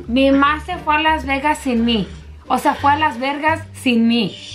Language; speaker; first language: Spanish; early bilingual, heritage; Spanish